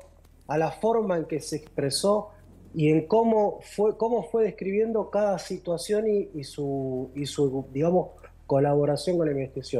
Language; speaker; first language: Spanish; native; Spanish